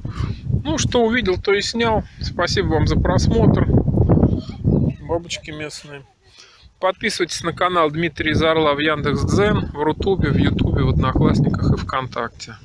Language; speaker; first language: Russian; native; Russian